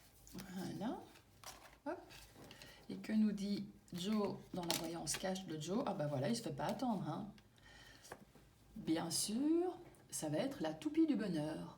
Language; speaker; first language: French; native; French